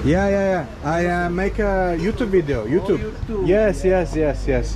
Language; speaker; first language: English; non-native, fluent; Azerbaijani